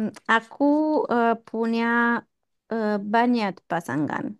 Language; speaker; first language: Indonesian; non-native, learner; English